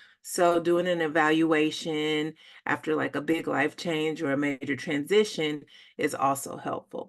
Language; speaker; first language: English; native; English